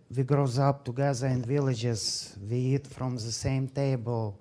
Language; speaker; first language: English; non-native, learner; Ukrainian